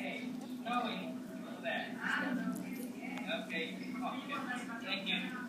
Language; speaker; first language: English; non-native, fluent; Spanish